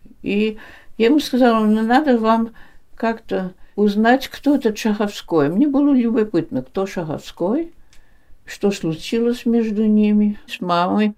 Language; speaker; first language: Russian; early bilingual, heritage; Russian